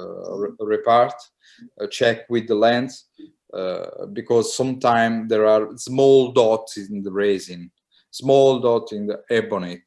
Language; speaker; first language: English; non-native, learner; Italian